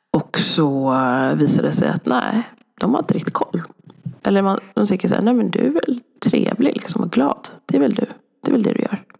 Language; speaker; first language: Swedish; early bilingual, other home language; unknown